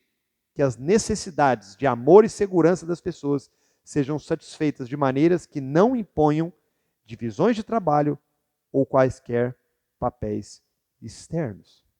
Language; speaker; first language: Portuguese; native; Portuguese